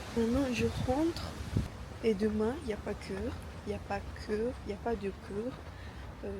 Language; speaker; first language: French; non-native, learner; Japanese